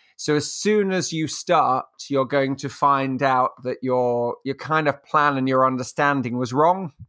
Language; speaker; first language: English; native; English